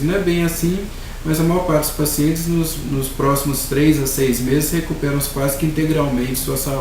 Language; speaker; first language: Portuguese; native; Portuguese